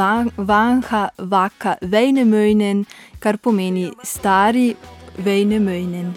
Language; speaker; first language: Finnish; non-native, learner; Slovenian